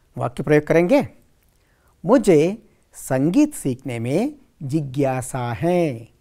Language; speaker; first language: Hindi; non-native, local second language; Kannada